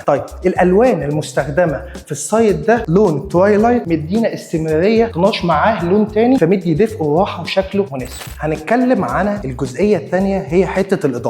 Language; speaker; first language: Arabic; native; Arabic